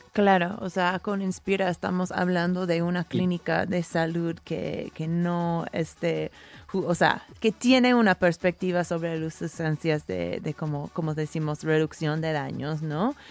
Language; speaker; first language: Spanish; non-native, fluent; English